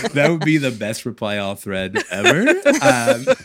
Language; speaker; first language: English; early bilingual, other home language; Arabic